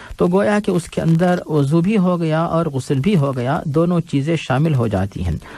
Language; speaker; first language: Urdu; native; Urdu